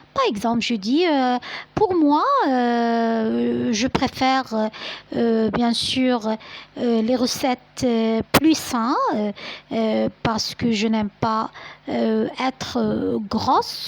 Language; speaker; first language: French; non-native, fluent; Arabic